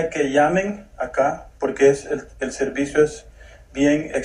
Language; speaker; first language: Spanish; native; Spanish